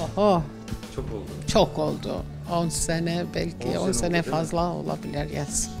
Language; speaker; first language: Turkish; non-native, learner; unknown